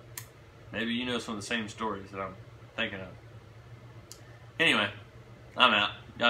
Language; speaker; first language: English; native; English